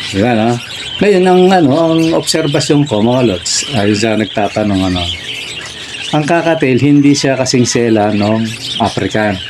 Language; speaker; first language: Filipino; native; Filipino